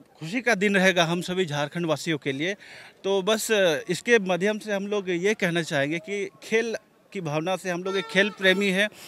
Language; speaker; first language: Hindi; native; Hindi